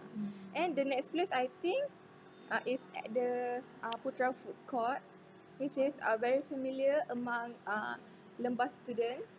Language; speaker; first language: English; non-native, local second language; Malay